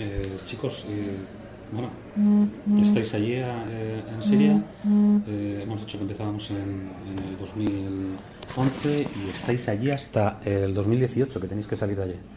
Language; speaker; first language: Spanish; native; Spanish